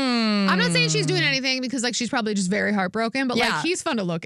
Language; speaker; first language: English; native; English